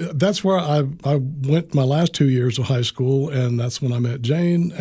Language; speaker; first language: English; native; English